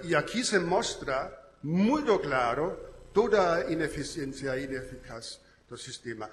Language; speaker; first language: Portuguese; non-native, fluent; German